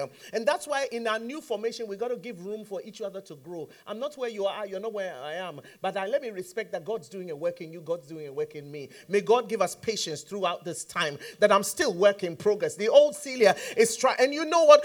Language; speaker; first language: English; non-native, local second language; Akan